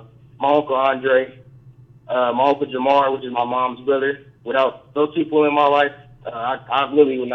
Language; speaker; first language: English; native; English